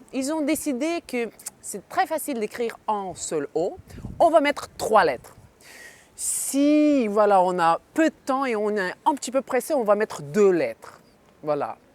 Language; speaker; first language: French; non-native, fluent; Ukrainian